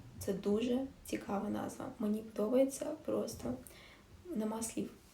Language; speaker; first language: Ukrainian; non-native, local second language; Russian